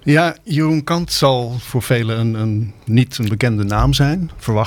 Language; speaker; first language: Dutch; native; Dutch